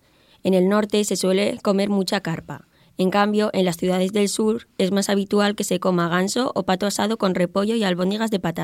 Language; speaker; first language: Spanish; native; Spanish